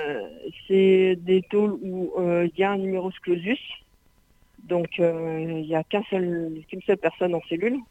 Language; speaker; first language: French; native; French